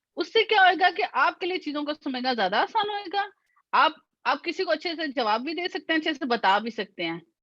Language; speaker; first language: Urdu; native; Urdu